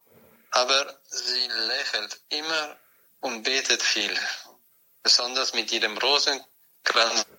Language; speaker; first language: German; non-native, fluent; French